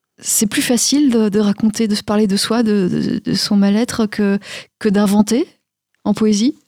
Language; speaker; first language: French; native; French